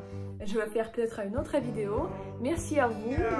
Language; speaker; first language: French; non-native, fluent; Ukrainian